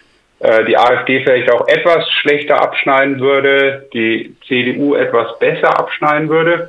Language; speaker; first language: German; native; German